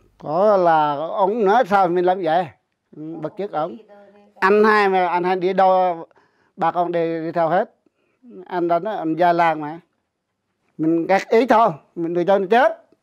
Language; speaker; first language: Vietnamese; non-native, local second language; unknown